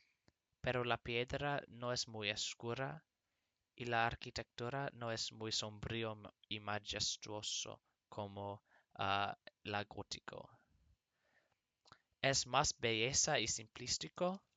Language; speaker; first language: Spanish; non-native, learner; English